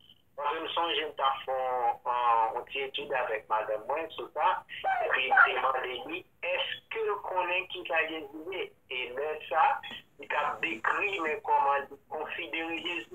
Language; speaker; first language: French; non-native, local second language; Haitian Creole